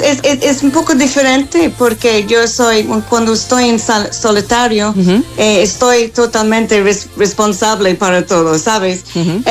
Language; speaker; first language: Spanish; non-native, fluent; English